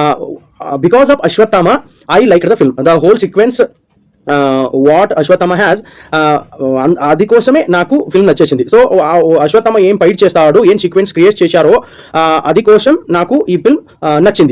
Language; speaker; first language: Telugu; non-native, learner; Kannada